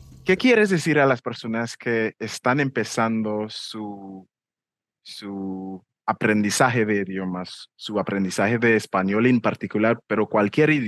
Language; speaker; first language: Spanish; non-native, fluent; English